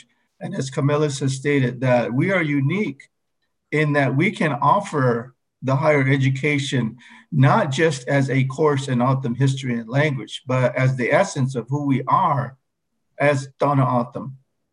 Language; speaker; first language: English; early bilingual, other home language; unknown